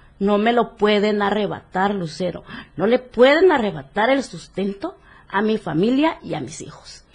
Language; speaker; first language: Spanish; native; Spanish